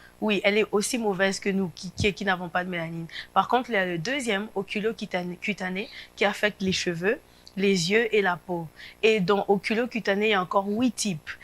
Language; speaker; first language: French; non-native, local second language; Lingala